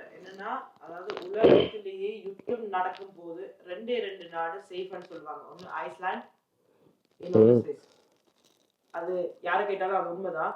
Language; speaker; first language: Tamil; early bilingual, heritage; Tamil